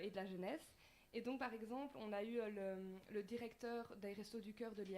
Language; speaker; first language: French; native; French